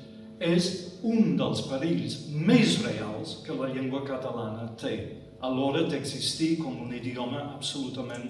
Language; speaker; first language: Catalan; non-native, fluent; English